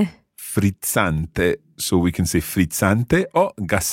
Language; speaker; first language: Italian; non-native, fluent; English